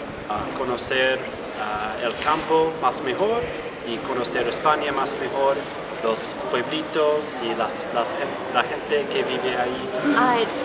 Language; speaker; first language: Spanish; non-native, fluent; English